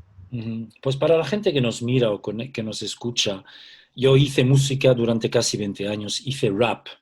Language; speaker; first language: Spanish; early bilingual, heritage; Spanish